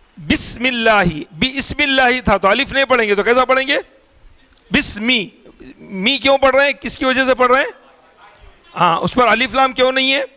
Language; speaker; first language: Urdu; native; Urdu